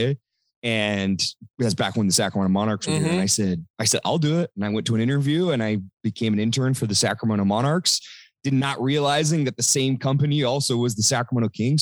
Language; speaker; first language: English; native; English